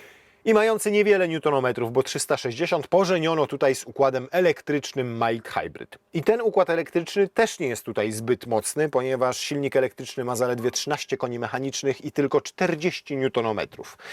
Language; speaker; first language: Polish; native; Polish